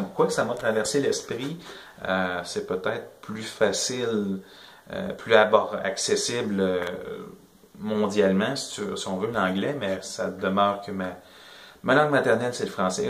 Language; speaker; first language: French; native; French